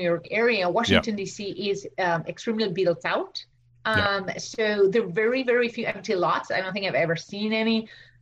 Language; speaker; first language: English; non-native, fluent; Spanish